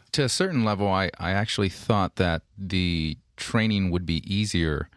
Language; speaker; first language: English; native; English